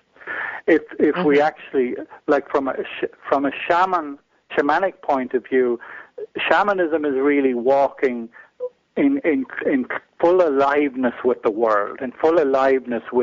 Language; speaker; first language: English; native; English